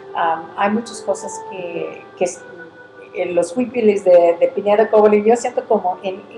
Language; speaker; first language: Spanish; early bilingual, heritage; English